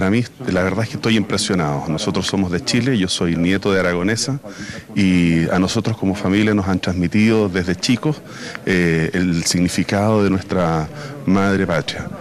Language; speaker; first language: Spanish; native; Spanish